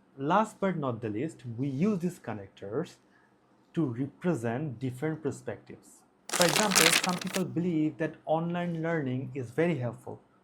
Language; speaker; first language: English; non-native, local second language; Bangla